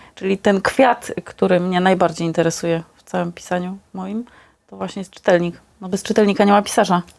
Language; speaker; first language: Polish; native; Polish